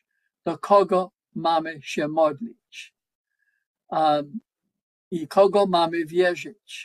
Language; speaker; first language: Polish; non-native, learner; English